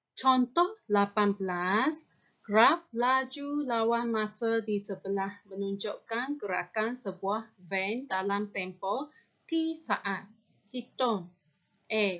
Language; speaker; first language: Malay; non-native, local second language; Chinese